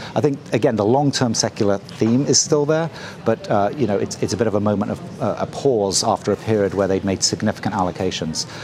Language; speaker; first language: English; native; English